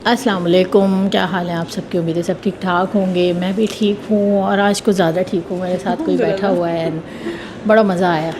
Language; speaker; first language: Urdu; native; Urdu